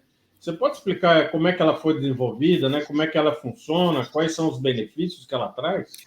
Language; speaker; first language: Portuguese; native; Portuguese